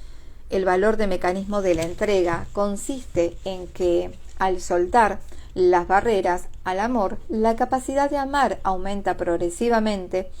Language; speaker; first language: Spanish; native; Spanish